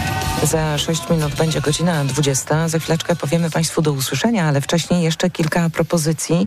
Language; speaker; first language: Polish; native; Polish